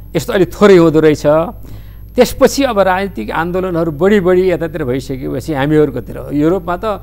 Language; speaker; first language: Nepali; native; Nepali